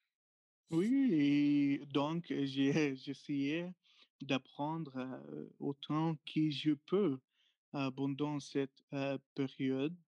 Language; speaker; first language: French; non-native, learner; Arabic